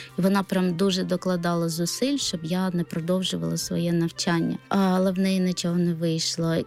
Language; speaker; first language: Ukrainian; non-native, local second language; Romany